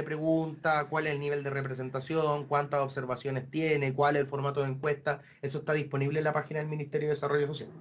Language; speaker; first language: Spanish; native; Spanish